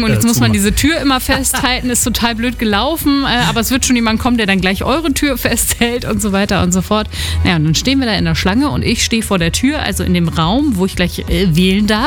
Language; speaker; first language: German; native; German